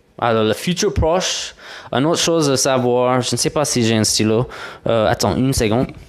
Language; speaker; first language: French; non-native, fluent; English